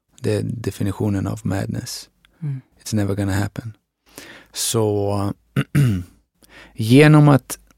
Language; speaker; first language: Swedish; early bilingual, other home language; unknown